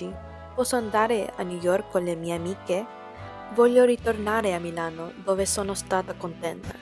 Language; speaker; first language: Italian; non-native, learner; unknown